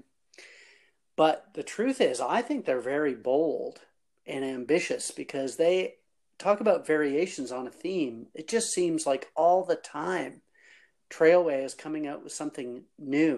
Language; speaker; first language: English; native; English